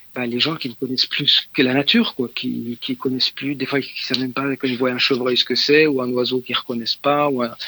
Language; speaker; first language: French; native; French